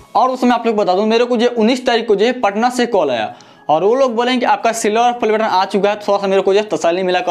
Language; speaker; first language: Hindi; native; Hindi